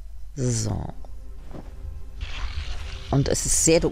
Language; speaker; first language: German; native; German